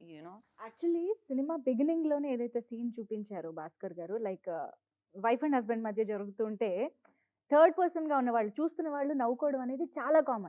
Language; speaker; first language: Telugu; native; Telugu